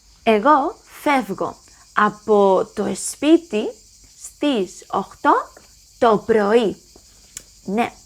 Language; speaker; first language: Greek; non-native, learner; English